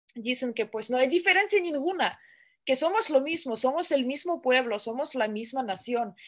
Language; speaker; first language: Spanish; non-native, fluent; Russian